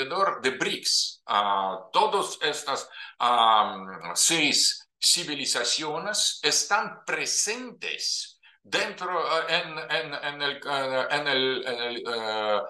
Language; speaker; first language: Spanish; non-native, fluent; Russian